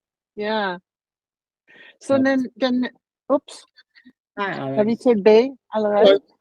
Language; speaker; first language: Danish; non-native, learner; English